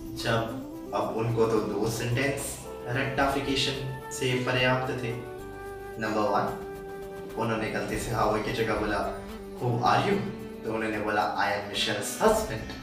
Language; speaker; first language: Hindi; native; Hindi